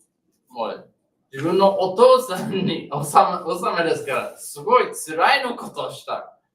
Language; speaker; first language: Japanese; non-native, learner; English